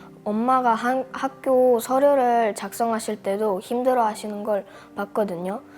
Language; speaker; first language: Korean; early bilingual, other home language; Russian